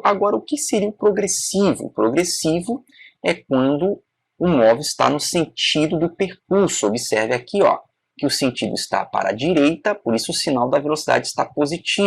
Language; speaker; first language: Portuguese; native; Portuguese